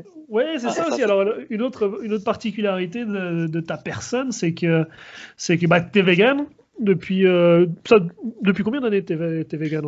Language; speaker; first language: French; native; French